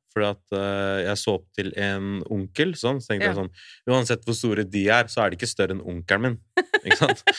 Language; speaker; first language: Norwegian; early bilingual, other home language; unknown